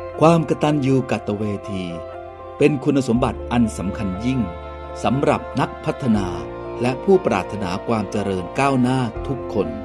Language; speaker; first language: Thai; native; Thai